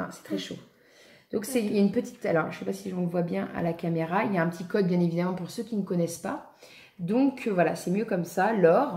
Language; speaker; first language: French; native; French